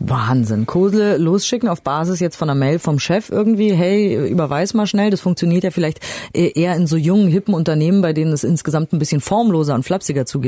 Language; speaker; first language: German; native; German